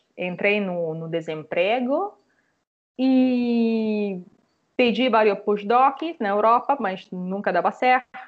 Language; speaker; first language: Portuguese; non-native, fluent; Italian